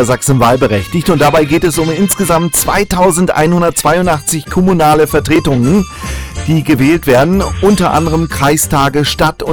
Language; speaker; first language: German; native; German